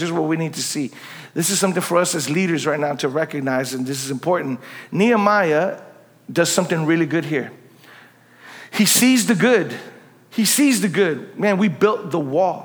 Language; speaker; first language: English; native; English